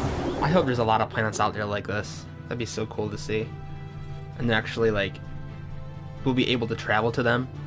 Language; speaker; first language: English; native; English